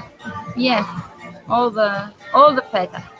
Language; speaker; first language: English; non-native, fluent; Greek